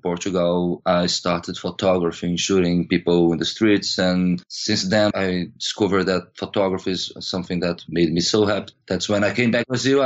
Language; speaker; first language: English; non-native, fluent; Portuguese